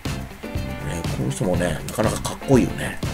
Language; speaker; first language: Japanese; native; Japanese